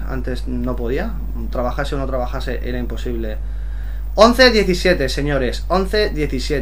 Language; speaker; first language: Spanish; native; Spanish